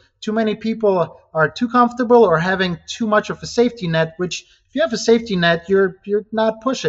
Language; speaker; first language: English; non-native, fluent; Ukrainian